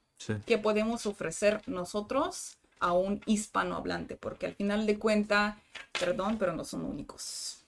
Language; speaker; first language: Spanish; non-native, fluent; Russian